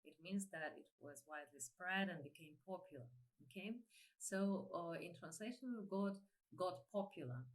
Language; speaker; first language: English; non-native, fluent; Ukrainian